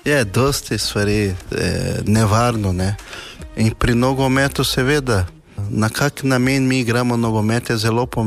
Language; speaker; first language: Slovenian; non-native, learner; Portuguese